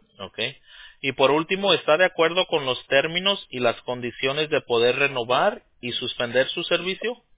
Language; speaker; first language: Spanish; early bilingual, heritage; Spanish